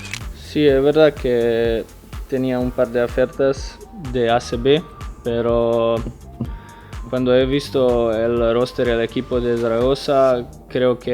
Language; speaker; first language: Spanish; non-native, fluent; Slovenian